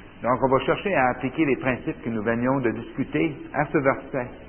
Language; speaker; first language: French; native; French